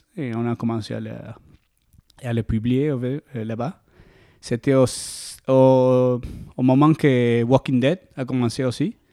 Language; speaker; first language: French; non-native, learner; Spanish